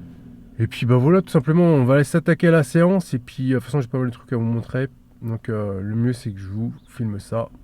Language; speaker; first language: French; native; French